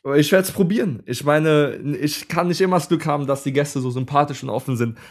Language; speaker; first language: German; native; German